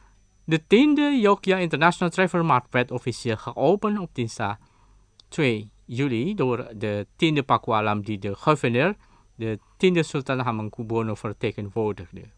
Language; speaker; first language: Dutch; non-native, learner; Indonesian